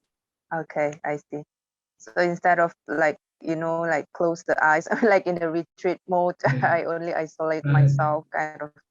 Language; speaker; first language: English; non-native, fluent; Thai